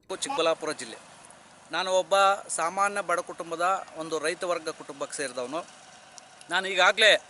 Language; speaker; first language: Kannada; native; Kannada